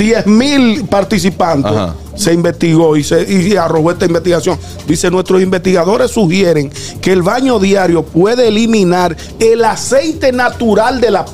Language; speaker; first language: Spanish; native; Spanish